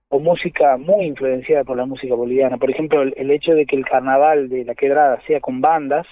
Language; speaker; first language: Spanish; native; Spanish